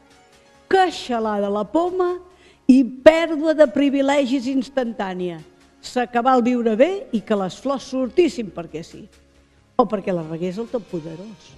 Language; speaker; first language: Catalan; native; Catalan